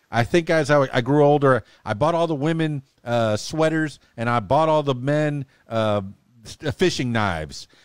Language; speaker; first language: English; native; English